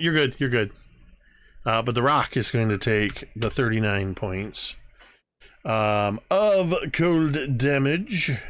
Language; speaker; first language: English; native; English